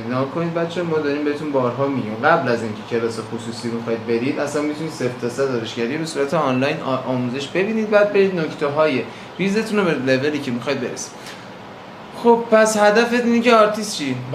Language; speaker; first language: Persian; native; Persian